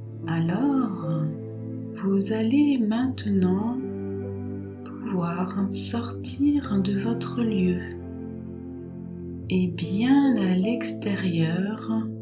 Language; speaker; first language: French; native; French